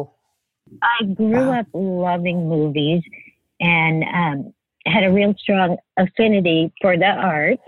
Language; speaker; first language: English; native; English